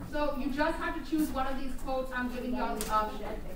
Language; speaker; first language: English; native; English